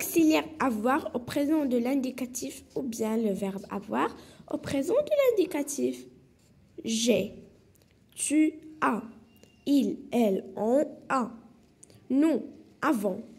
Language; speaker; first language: French; non-native, local second language; Arabic